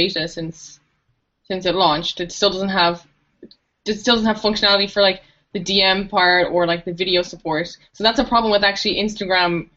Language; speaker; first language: English; native; English